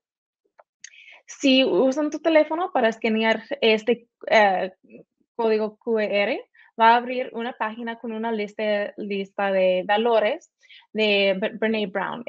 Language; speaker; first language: Spanish; early bilingual, heritage; Spanish